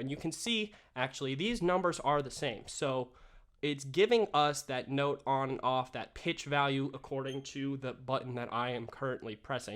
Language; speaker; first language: English; native; English